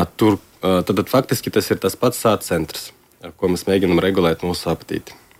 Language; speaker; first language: Latvian; non-native, local second language; Russian